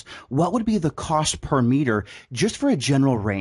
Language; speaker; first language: English; native; English